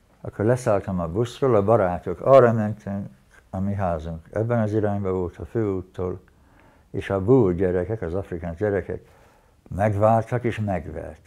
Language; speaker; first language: Hungarian; early bilingual, heritage; Hungarian